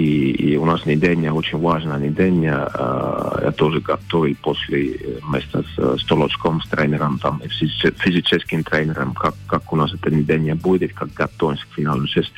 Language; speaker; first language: Russian; non-native, fluent; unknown